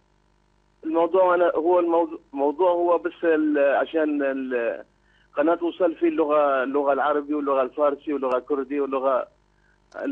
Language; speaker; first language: Arabic; non-native, learner; Urdu